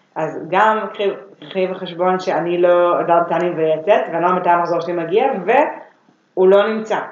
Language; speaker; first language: Hebrew; native; Hebrew